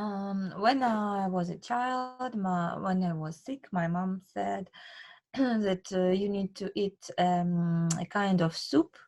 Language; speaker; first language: English; non-native, learner; Russian